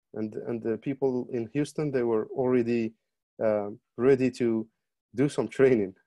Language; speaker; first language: English; non-native, fluent; Arabic